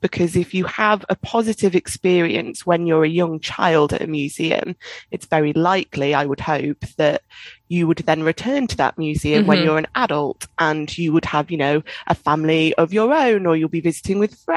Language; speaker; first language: English; native; English